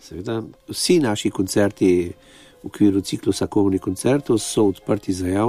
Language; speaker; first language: Slovenian; native; Slovenian